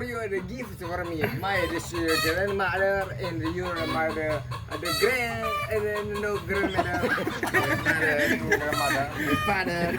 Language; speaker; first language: English; non-native, learner; Indonesian